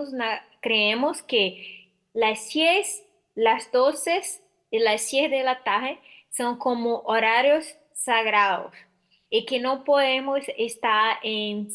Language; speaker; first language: Spanish; non-native, learner; Portuguese